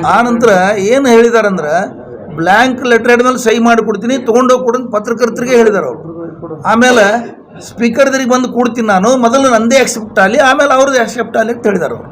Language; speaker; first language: Kannada; native; Kannada